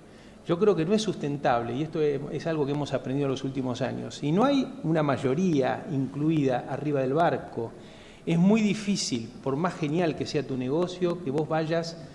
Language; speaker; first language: Spanish; native; Spanish